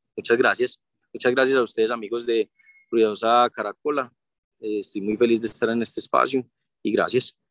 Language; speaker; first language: Spanish; native; Spanish